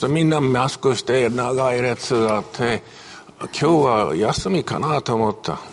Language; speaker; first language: Japanese; non-native, fluent; English